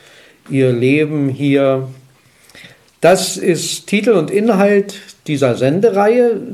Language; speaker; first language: German; native; German